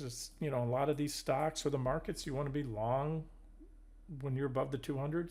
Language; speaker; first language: English; native; English